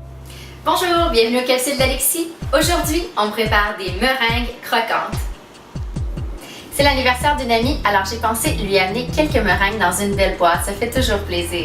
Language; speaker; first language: French; native; French